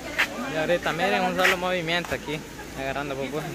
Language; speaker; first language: Spanish; native; Spanish